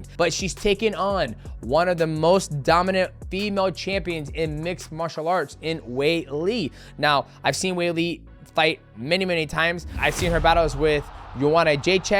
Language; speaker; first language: English; native; English